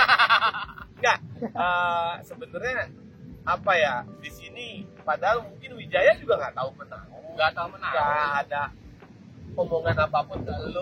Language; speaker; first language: Indonesian; native; Indonesian